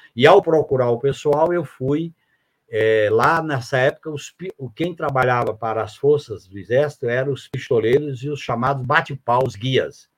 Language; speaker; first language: Portuguese; native; Portuguese